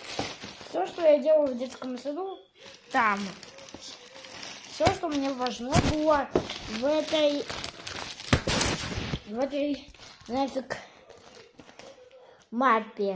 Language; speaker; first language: Russian; early bilingual, heritage; Russian